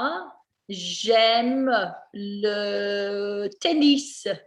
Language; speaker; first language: French; non-native, fluent; English